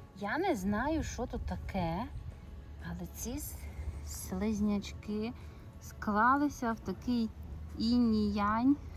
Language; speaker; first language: Ukrainian; native; Ukrainian